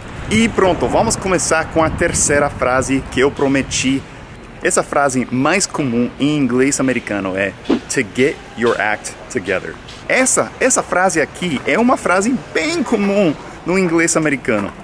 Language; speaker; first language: Portuguese; non-native, fluent; English